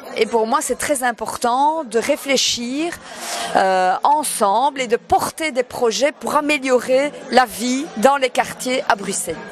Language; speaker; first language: French; native; French